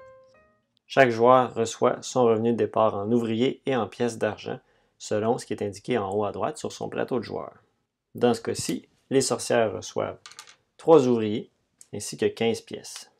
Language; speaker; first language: French; native; French